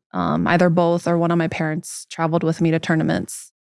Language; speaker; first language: English; native; English